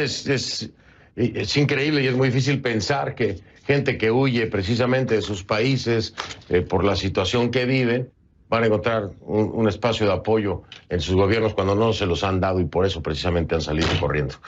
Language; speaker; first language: Spanish; native; Spanish